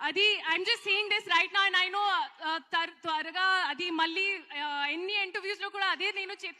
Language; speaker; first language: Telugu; non-native, learner; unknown